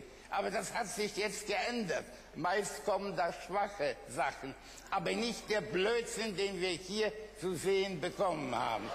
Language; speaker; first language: German; early bilingual, other home language; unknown